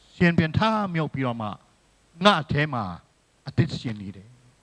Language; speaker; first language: Burmese; non-native, local second language; Tedim Chin